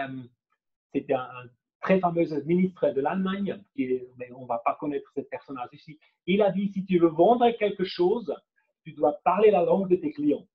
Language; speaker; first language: French; non-native, fluent; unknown